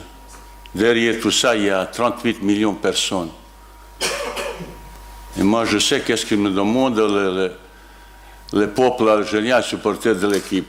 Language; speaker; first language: French; non-native, learner; Bosnian